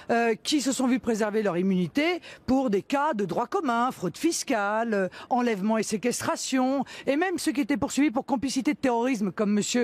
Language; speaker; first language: French; native; French